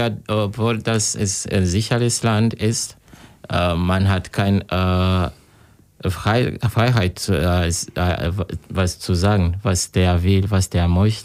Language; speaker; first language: German; non-native, learner; Kinyarwanda